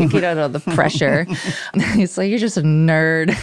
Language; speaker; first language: English; early bilingual, other home language; Korean